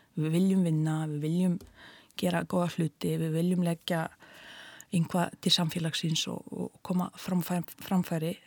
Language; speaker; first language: Icelandic; non-native, fluent; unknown